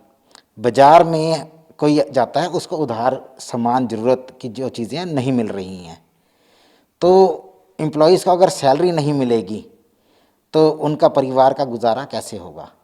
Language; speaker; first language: Hindi; native; Hindi